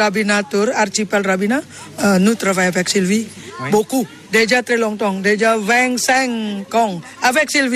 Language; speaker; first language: French; non-native, learner; Balinese